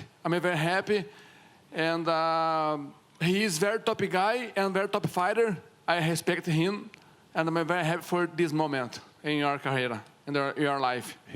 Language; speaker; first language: English; non-native, learner; Portuguese